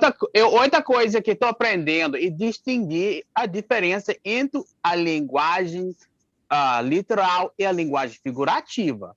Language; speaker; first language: Portuguese; non-native, fluent; English